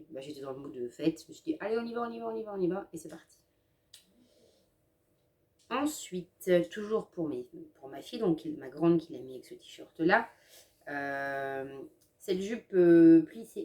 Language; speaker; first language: French; native; French